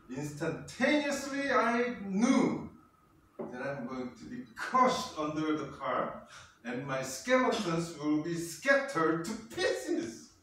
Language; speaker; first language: English; non-native, fluent; Korean